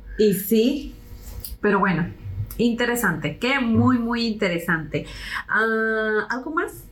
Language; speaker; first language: Spanish; early bilingual, heritage; Spanish